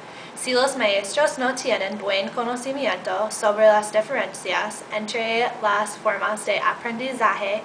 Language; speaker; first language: Spanish; non-native, learner; English